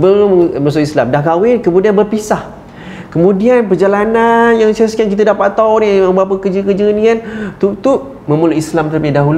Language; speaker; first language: Malay; native; Malay